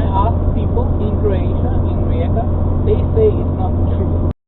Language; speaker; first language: English; non-native, fluent; Russian